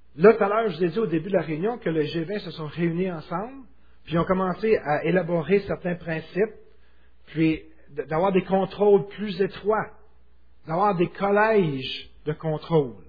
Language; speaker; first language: French; native; French